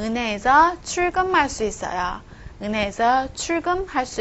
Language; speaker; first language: Korean; non-native, fluent; Chinese